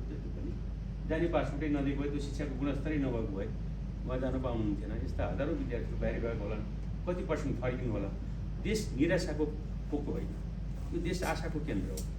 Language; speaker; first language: Nepali; native; Nepali